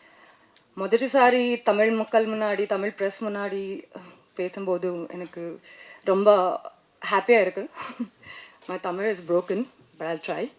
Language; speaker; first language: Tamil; non-native, learner; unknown